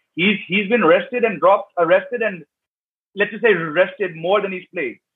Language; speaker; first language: English; native; English